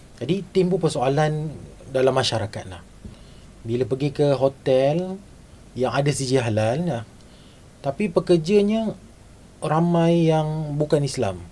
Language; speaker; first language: Malay; native; Malay